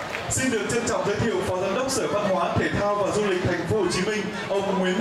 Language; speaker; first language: Vietnamese; native; Vietnamese